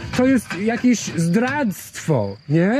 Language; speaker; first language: Polish; non-native, learner; English